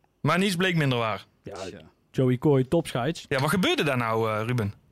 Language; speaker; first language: Dutch; native; Dutch